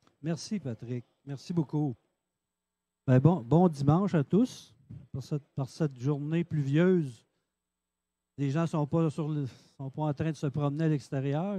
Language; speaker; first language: French; native; French